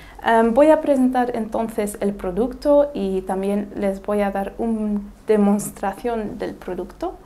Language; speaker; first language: Spanish; non-native, fluent; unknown